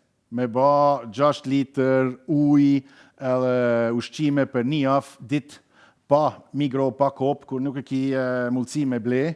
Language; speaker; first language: Albanian; non-native, learner; German